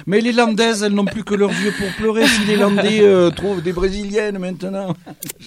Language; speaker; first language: French; native; French